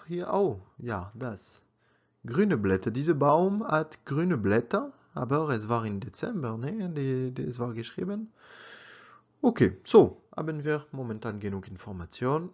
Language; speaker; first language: German; non-native, learner; French